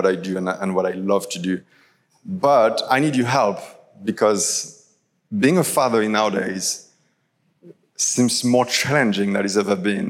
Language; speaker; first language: English; non-native, fluent; French